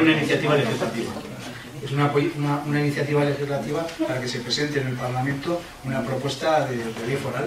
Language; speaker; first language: Spanish; native; Spanish